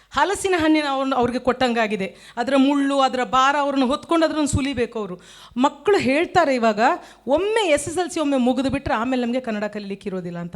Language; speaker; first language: Kannada; non-native, local second language; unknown